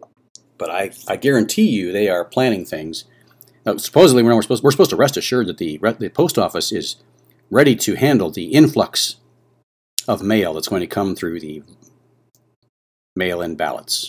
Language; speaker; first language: English; native; English